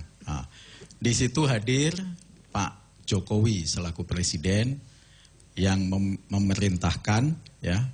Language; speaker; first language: Indonesian; non-native, local second language; Javanese